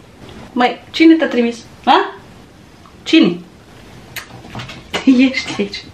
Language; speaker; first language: Romanian; non-native, learner; Malagasy